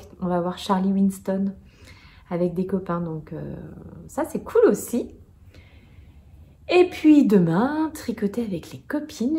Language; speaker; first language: French; native; French